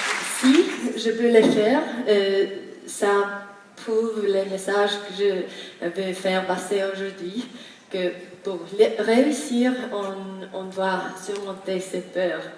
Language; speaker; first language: French; non-native, fluent; Estonian